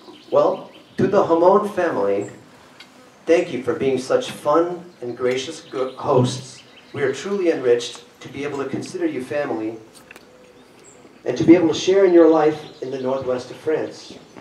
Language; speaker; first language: English; native; English